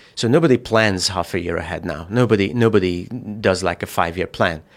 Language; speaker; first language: English; non-native, fluent; Hungarian